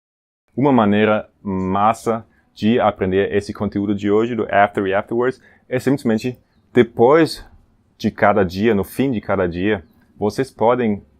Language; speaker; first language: Portuguese; non-native, fluent; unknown